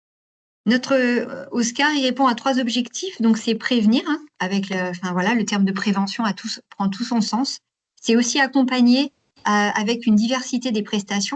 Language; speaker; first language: French; native; French